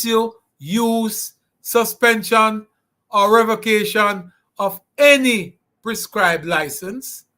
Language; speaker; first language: English; native; English